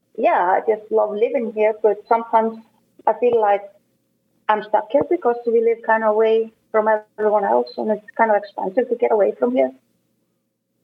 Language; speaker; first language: English; non-native, fluent; Icelandic